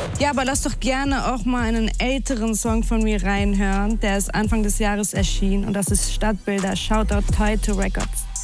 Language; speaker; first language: German; early bilingual, other home language; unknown